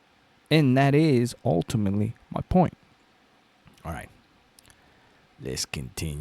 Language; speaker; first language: English; native; English